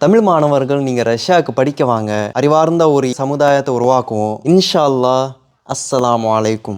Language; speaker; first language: Tamil; non-native, fluent; Russian